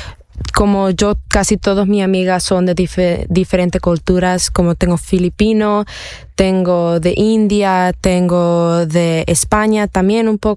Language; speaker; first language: Spanish; early bilingual, heritage; Spanish